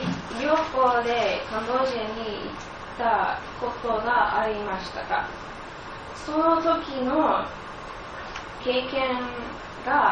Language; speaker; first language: Japanese; non-native, learner; English